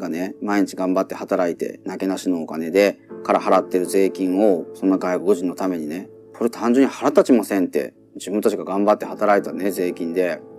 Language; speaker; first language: Japanese; native; Japanese